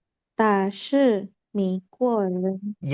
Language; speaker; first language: Chinese; non-native, learner; Indonesian